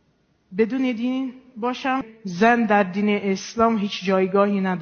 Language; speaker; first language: Persian; non-native, fluent; Portuguese